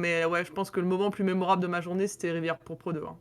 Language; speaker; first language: French; native; French